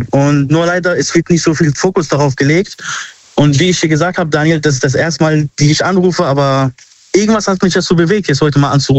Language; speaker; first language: German; early bilingual, other home language; Arabic